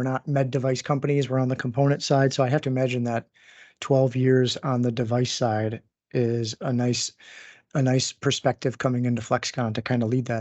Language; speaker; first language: English; native; English